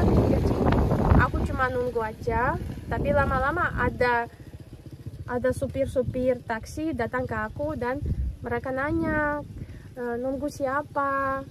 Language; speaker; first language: Indonesian; non-native, fluent; Russian